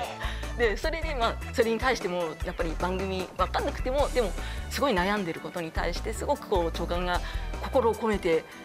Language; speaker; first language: Japanese; native; Japanese